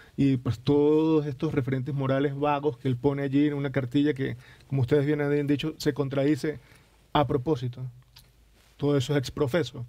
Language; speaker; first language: Spanish; native; Spanish